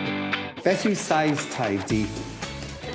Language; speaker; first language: Welsh; non-native, learner; English